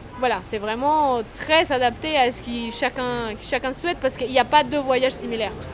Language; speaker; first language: French; non-native, fluent; Spanish